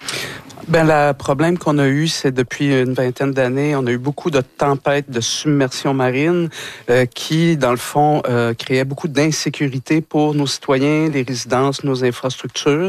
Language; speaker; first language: French; native; French